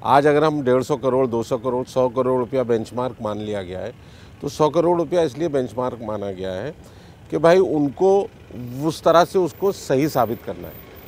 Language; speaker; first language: Hindi; native; Hindi